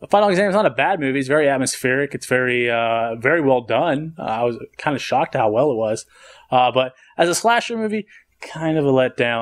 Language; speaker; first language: English; native; English